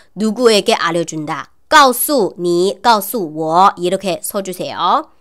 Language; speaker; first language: Korean; non-native, learner; Chinese